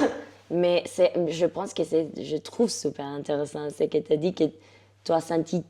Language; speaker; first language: French; non-native, fluent; Spanish